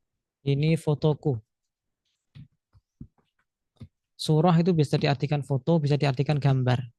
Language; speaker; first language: Indonesian; native; Indonesian